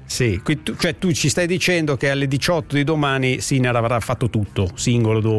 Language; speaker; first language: Italian; native; Italian